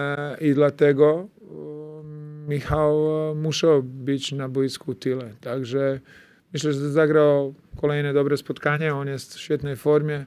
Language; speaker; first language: Polish; non-native, fluent; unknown